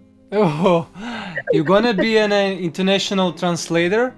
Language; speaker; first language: English; non-native, learner; Russian